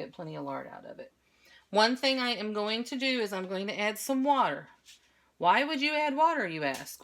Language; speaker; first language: English; native; English